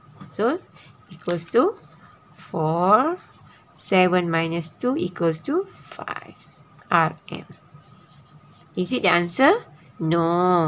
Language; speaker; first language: English; non-native, local second language; Malay